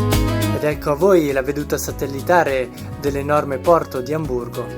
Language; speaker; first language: Italian; native; Italian